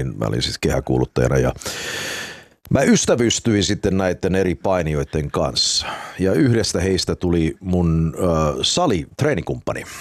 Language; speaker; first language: Finnish; non-native, fluent; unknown